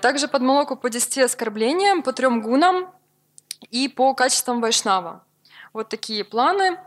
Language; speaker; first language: Russian; native; Russian